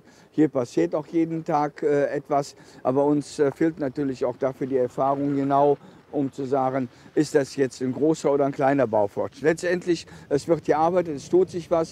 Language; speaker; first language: German; native; German